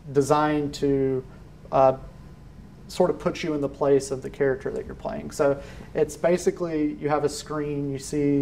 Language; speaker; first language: English; native; English